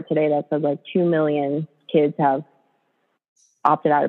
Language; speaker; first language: English; native; English